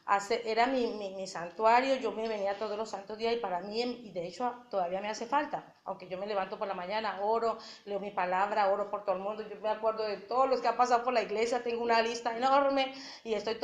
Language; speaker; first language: Spanish; native; Spanish